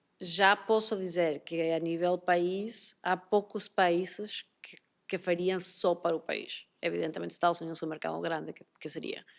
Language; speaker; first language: Portuguese; non-native, fluent; Spanish